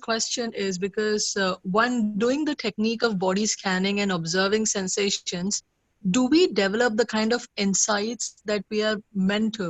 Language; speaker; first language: English; non-native, local second language; Hindi